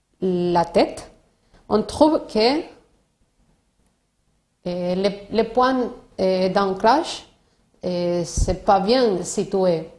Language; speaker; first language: French; non-native, learner; Spanish